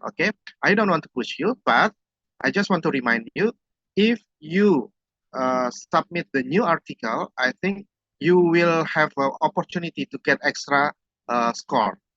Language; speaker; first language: English; non-native, fluent; Indonesian